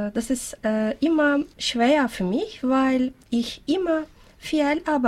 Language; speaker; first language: German; non-native, learner; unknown